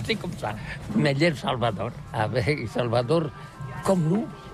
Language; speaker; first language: French; non-native, local second language; Catalan